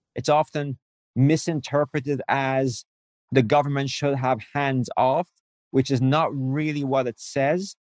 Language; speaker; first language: English; native; English